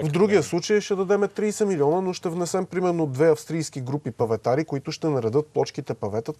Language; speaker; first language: Bulgarian; native; Bulgarian